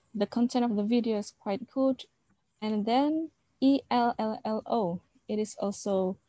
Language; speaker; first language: English; non-native, fluent; Indonesian